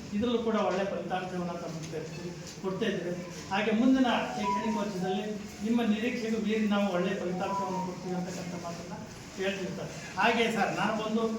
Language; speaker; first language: Kannada; native; Kannada